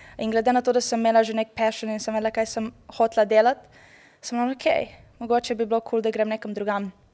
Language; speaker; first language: Slovenian; native; Slovenian